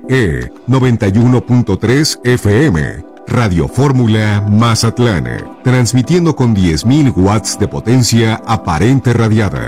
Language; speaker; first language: Spanish; native; Spanish